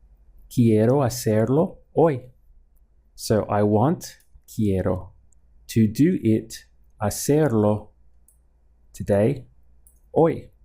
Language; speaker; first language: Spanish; non-native, fluent; English